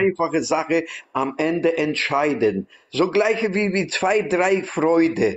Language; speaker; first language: German; non-native, learner; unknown